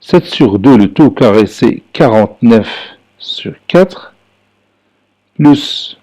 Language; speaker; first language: French; non-native, local second language; Arabic